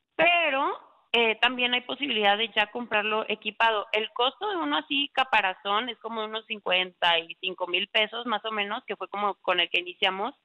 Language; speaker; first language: Spanish; native; Spanish